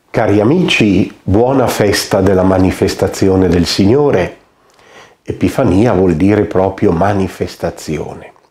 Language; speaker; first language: Italian; native; Italian